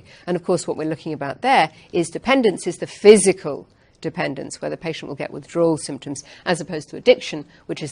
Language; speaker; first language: English; native; English